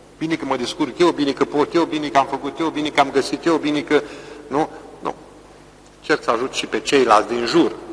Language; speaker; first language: Romanian; native; Romanian